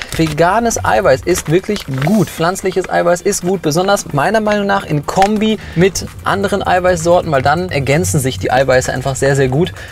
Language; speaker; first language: German; early bilingual, other home language; Polish